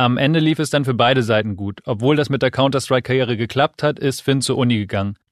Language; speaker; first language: German; native; German